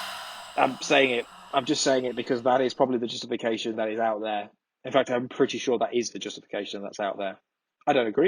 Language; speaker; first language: English; native; English